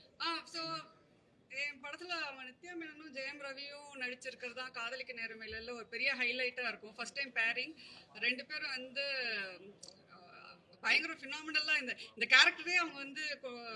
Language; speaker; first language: Tamil; native; Tamil